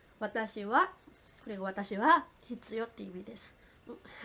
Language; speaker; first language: Japanese; non-native, fluent; Filipino